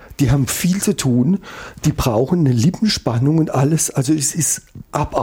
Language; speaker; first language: German; native; German